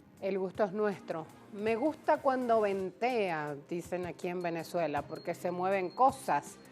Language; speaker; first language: Spanish; native; Spanish